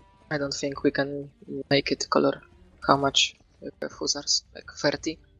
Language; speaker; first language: English; non-native, fluent; Polish